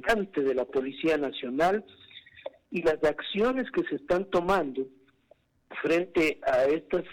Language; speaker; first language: Spanish; native; Spanish